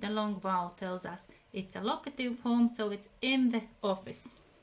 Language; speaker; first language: English; non-native, fluent; Latvian